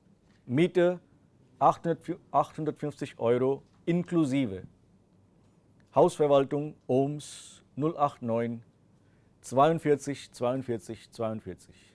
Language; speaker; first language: German; non-native, fluent; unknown